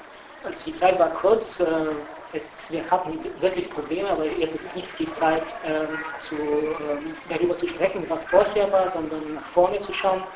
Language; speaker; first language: German; non-native, fluent; Bulgarian